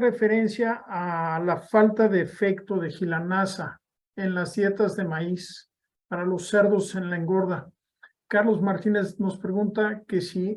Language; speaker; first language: Spanish; native; Spanish